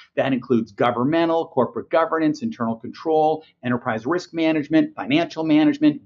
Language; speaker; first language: English; native; English